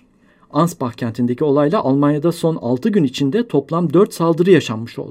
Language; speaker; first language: Turkish; native; Turkish